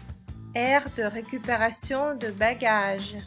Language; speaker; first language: French; non-native, fluent; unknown